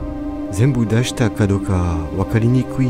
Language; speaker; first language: Japanese; non-native, learner; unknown